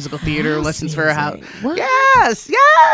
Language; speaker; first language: English; native; English